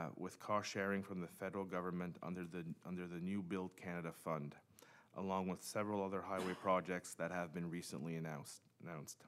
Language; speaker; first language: English; non-native, local second language; French